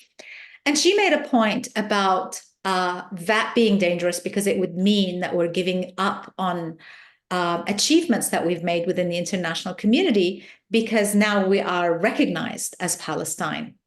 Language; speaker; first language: English; non-native, fluent; Arabic